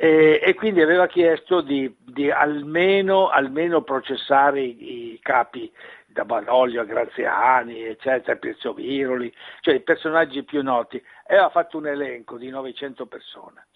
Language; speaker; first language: Italian; native; Italian